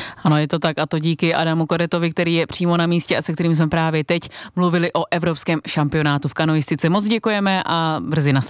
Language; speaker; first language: Czech; native; Czech